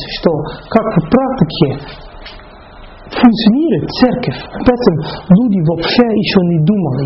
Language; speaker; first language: Russian; non-native, fluent; Dutch